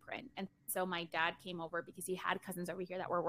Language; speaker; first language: English; early bilingual, other home language; Spanish